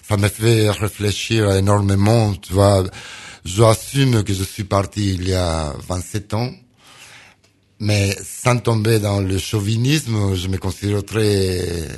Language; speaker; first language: French; non-native, fluent; Spanish